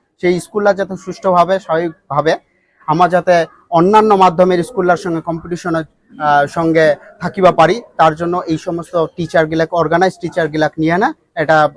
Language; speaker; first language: Bangla; non-native, local second language; Rangpuri